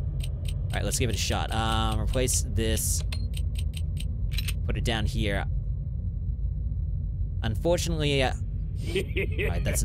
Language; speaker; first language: English; native; English